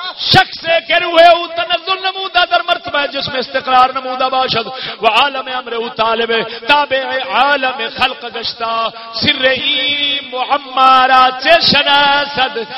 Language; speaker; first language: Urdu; non-native, local second language; Punjabi